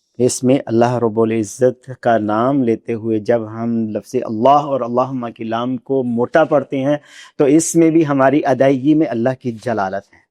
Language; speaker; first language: Urdu; non-native, local second language; Punjabi